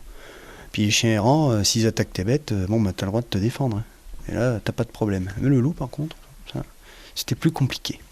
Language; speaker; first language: French; native; French